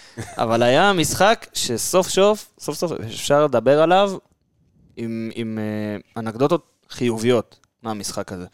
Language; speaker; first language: Hebrew; native; Hebrew